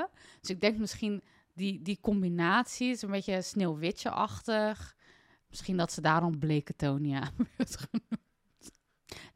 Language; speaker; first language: Dutch; native; Dutch